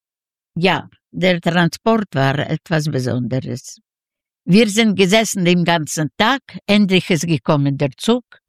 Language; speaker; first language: German; non-native, fluent; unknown